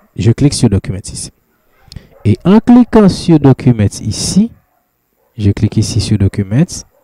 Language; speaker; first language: French; non-native, local second language; Haitian Creole